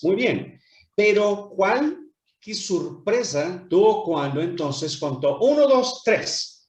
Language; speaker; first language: Spanish; non-native, fluent; Portuguese